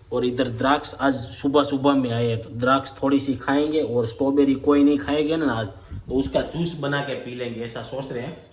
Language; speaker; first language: Hindi; non-native, local second language; Gujarati